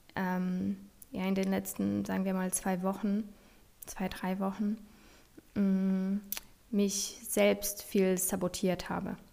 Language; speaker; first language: German; non-native, fluent; Polish